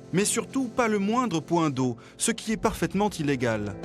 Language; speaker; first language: French; native; French